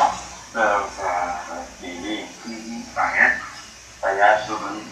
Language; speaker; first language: Filipino; non-native, learner; English